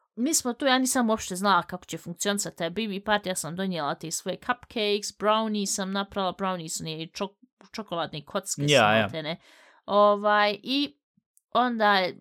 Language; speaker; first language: Bosnian; early bilingual, heritage; Bosnian